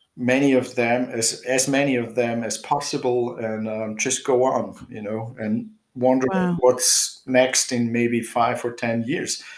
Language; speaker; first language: English; non-native, fluent; German